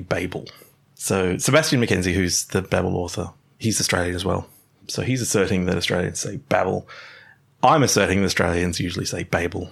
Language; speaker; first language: English; native; English